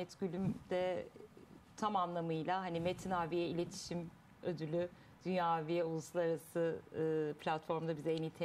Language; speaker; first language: Turkish; native; Turkish